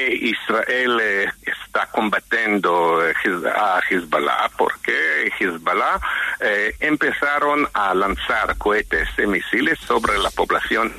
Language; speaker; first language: Spanish; non-native, fluent; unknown